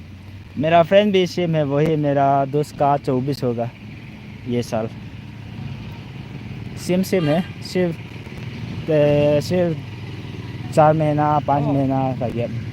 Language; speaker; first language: Hindi; non-native, local second language; Thado Chin